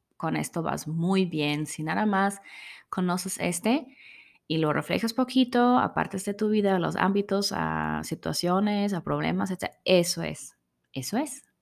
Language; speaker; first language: Spanish; non-native, fluent; German